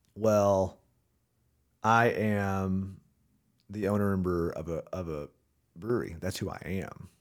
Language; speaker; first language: English; native; English